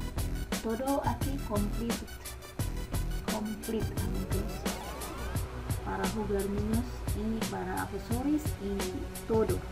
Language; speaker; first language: Spanish; non-native, learner; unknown